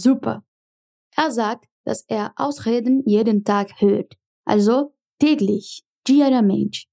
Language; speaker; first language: German; non-native, fluent; Portuguese